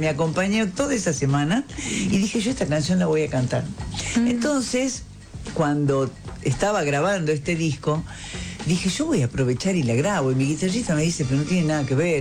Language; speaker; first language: Spanish; native; Spanish